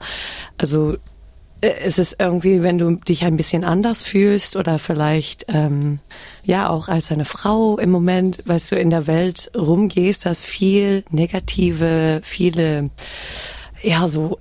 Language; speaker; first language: German; early bilingual, heritage; German